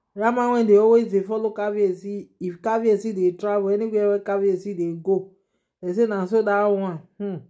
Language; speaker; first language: Nigerian Pidgin; non-native, local second language; Yoruba